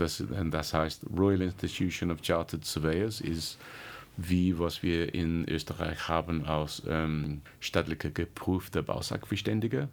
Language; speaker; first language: German; non-native, learner; English